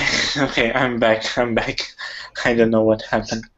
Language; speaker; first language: English; non-native, fluent; Italian